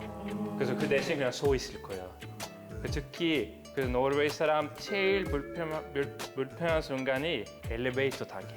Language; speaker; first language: Korean; non-native, fluent; Norwegian